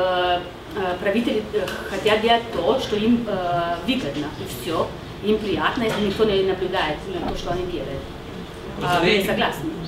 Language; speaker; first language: Russian; non-native, fluent; Slovenian